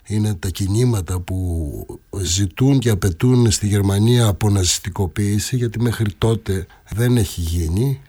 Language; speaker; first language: Greek; native; Greek